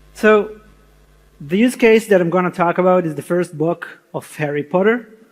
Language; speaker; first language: English; non-native, fluent; Hebrew